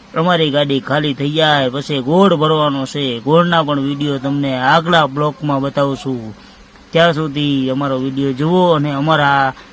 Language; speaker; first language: Gujarati; non-native, local second language; Kachhi